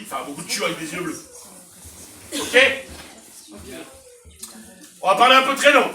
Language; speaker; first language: French; native; French